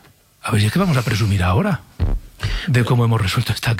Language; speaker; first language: Spanish; native; Spanish